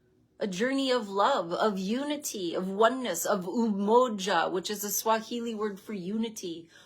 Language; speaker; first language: English; native; English